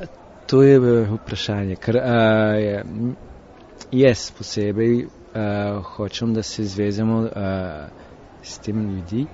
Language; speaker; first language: Slovenian; early bilingual, heritage; Slovenian